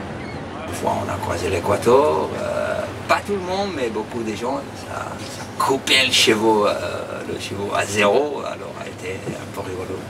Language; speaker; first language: French; non-native, fluent; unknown